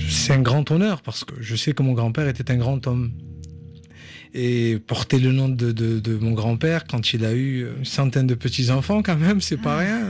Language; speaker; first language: French; native; French